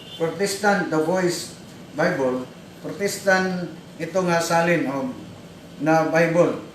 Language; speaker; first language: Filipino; non-native, local second language; Cebuano